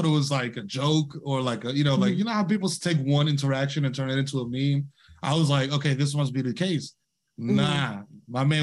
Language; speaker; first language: English; native; English